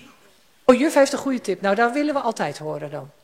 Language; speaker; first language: Dutch; native; Dutch